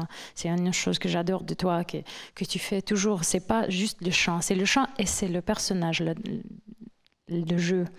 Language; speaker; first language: French; non-native, fluent; English